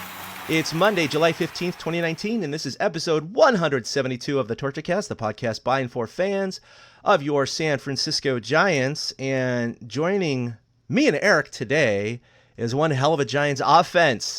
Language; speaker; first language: English; native; English